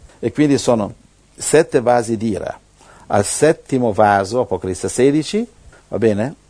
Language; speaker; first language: Italian; native; Italian